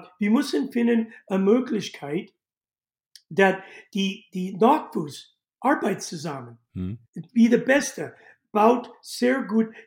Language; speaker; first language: German; non-native, learner; English